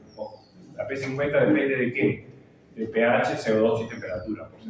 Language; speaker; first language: Spanish; native; Spanish